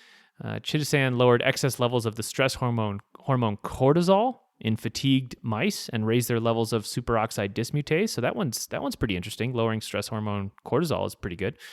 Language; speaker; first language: English; native; English